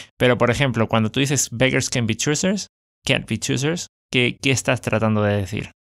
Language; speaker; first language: Spanish; native; Spanish